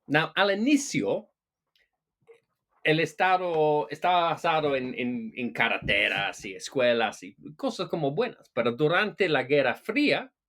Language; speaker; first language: Spanish; non-native, fluent; English